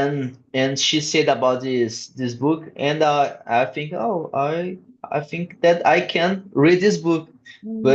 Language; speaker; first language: English; non-native, learner; Portuguese